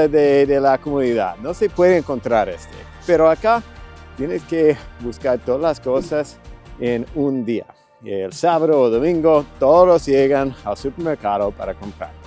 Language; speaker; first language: Spanish; non-native, fluent; English